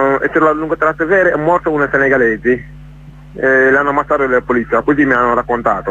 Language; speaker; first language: Italian; non-native, fluent; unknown